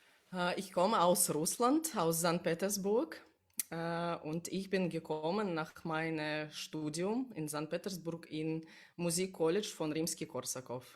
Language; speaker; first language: German; non-native, learner; Russian